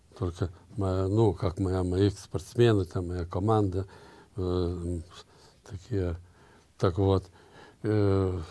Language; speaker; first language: Russian; non-native, local second language; Lithuanian